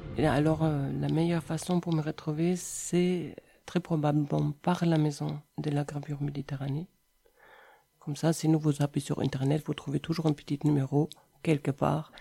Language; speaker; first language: French; non-native, fluent; German